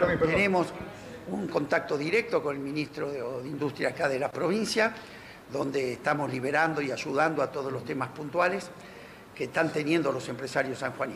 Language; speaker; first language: Spanish; native; Spanish